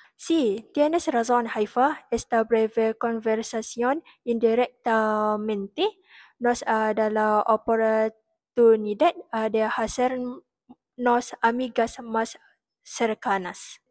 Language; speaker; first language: Spanish; non-native, learner; Malay